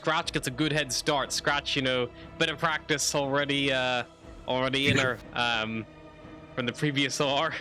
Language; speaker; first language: English; native; English